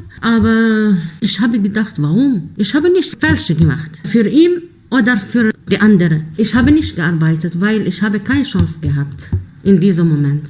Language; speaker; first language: German; non-native, learner; Arabic